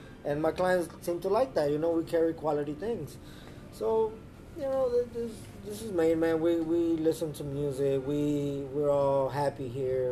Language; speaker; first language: English; early bilingual, other home language; Spanish